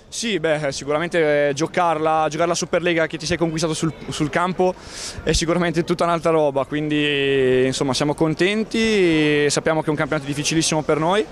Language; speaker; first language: Italian; native; Italian